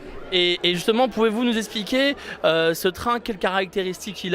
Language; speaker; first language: French; native; French